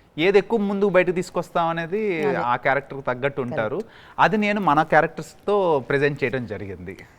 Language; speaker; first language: Telugu; native; Telugu